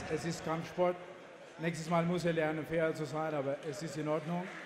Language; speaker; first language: German; non-native, fluent; Albanian